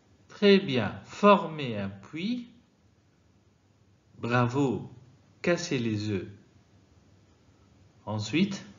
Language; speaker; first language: French; non-native, fluent; Arabic